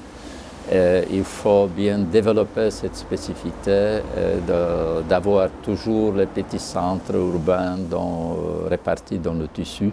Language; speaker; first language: French; non-native, fluent; Slovak